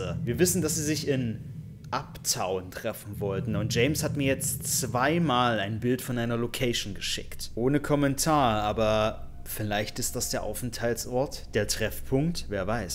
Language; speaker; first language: German; native; German